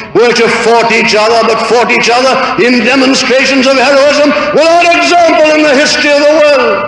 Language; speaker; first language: English; native; English